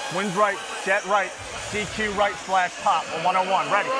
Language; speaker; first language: English; native; English